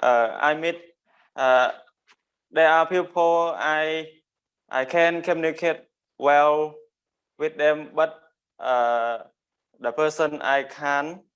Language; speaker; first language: English; non-native, learner; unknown